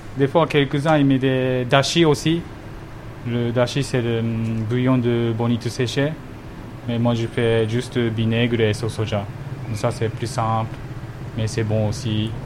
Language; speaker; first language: French; non-native, learner; Japanese